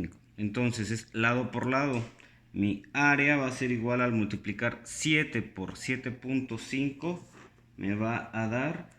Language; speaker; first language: Spanish; native; Spanish